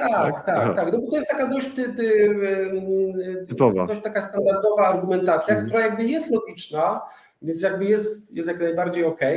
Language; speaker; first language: Polish; native; Polish